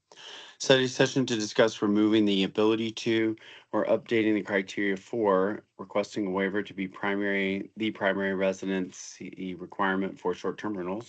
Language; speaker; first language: English; native; English